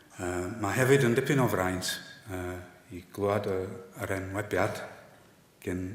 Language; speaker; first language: Welsh; non-native, fluent; English